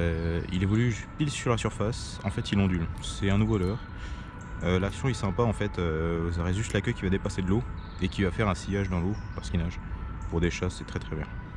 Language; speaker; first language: French; native; French